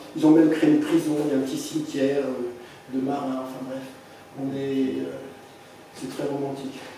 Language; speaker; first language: French; native; French